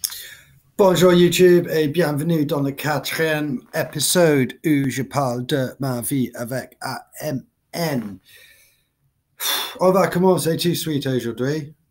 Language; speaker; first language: French; non-native, learner; English